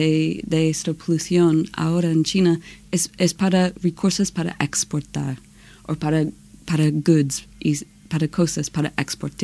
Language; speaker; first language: Spanish; non-native, learner; English